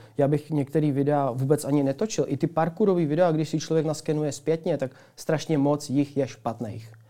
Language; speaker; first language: Czech; early bilingual, other home language; Ukrainian